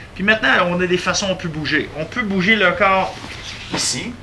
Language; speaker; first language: French; non-native, fluent; English